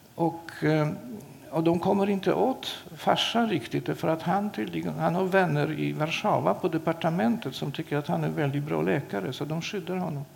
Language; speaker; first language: Swedish; non-native, fluent; Polish